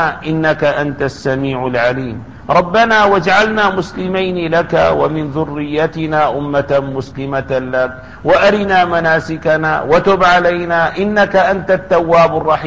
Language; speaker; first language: Arabic; native; Arabic